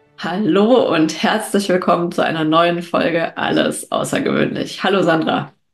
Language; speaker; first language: German; native; German